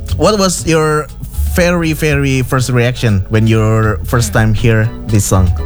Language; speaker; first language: English; non-native, fluent; Indonesian